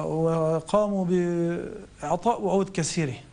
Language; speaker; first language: Arabic; native; Arabic